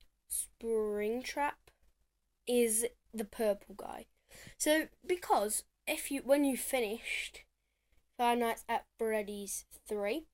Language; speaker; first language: English; native; English